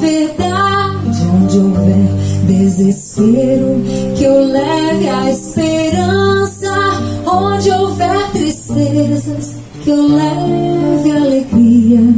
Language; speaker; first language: Portuguese; native; Portuguese